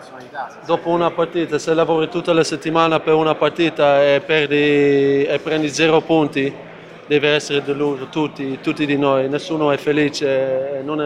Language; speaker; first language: Italian; non-native, fluent; Dutch